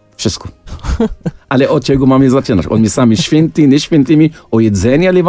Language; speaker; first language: Polish; non-native, fluent; Arabic